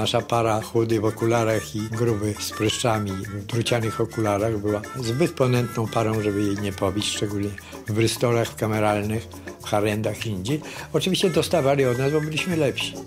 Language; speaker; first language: Polish; native; Polish